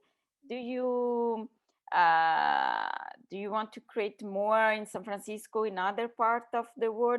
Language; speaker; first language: English; non-native, learner; Italian